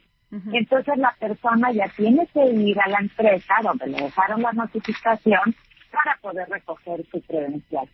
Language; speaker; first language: Spanish; native; Spanish